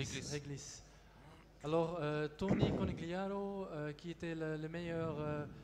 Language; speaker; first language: French; non-native, local second language; Dutch